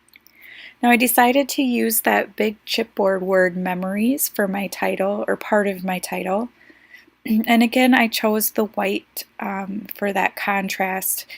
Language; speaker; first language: English; native; English